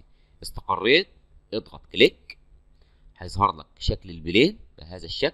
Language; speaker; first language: Arabic; native; Arabic